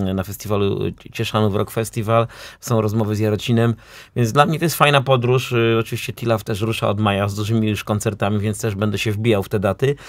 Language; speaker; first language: Polish; native; Polish